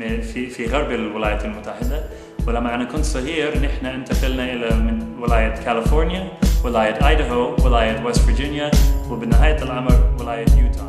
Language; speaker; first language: Arabic; non-native, fluent; English